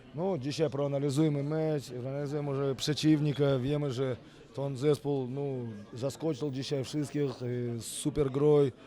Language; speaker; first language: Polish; non-native, learner; Russian